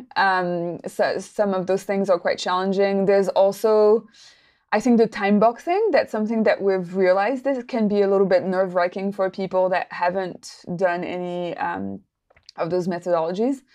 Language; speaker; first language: English; non-native, fluent; French